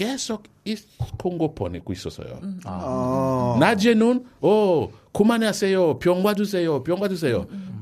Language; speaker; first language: Korean; non-native, learner; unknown